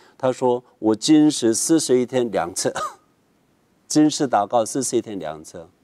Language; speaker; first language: Chinese; non-native, fluent; Korean